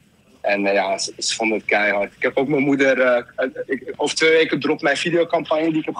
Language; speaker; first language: Dutch; early bilingual, other home language; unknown